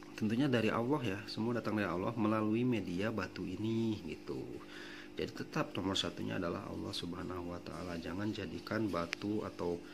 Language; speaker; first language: Indonesian; non-native, local second language; Sundanese